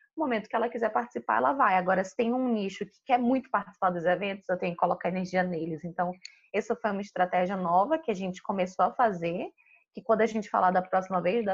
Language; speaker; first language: Portuguese; native; Portuguese